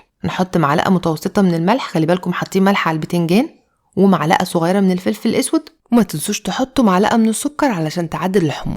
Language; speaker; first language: Arabic; native; Arabic